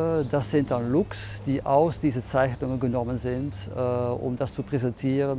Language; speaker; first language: German; non-native, fluent; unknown